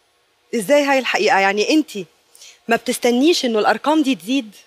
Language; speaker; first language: Arabic; native; Arabic